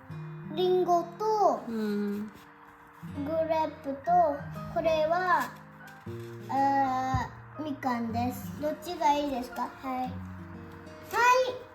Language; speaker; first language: Japanese; non-native, learner; Mizo